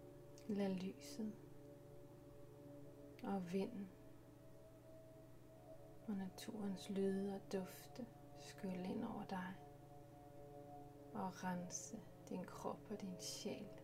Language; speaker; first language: Danish; native; Danish